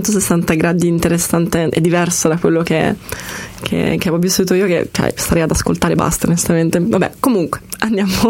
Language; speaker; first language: Italian; native; Italian